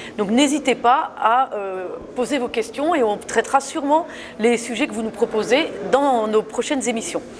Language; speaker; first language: French; native; French